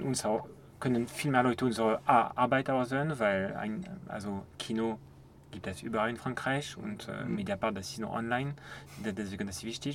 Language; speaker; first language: German; non-native, fluent; French